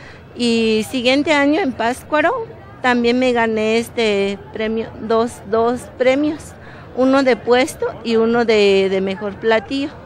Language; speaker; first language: Spanish; non-native, local second language; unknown